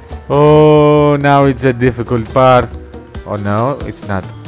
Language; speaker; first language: English; non-native, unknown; Greek